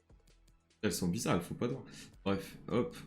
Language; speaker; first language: French; native; French